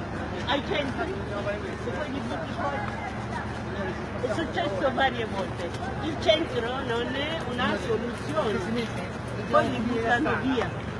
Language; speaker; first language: Italian; non-native, fluent; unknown